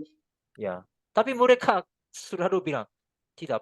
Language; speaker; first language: Indonesian; non-native, learner; Japanese